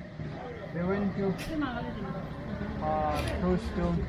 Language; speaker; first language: English; non-native, local second language; Nepali